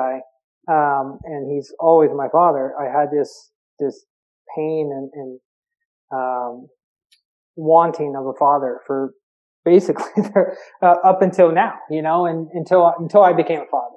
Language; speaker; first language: English; native; English